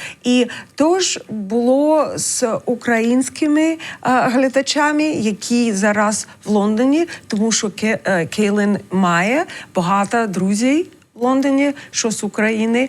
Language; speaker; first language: Ukrainian; non-native, learner; English